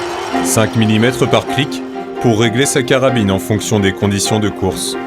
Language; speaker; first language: French; native; French